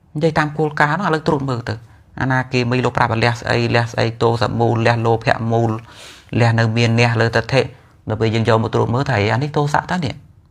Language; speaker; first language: Khmer; native; Khmer